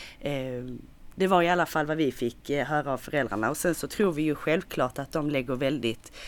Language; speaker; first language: Swedish; native; Swedish